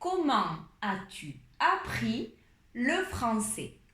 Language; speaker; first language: French; non-native, fluent; Spanish